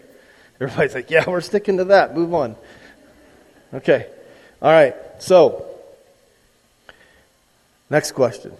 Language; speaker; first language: English; native; English